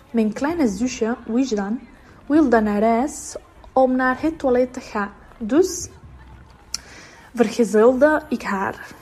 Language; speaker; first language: Dutch; non-native, learner; Ukrainian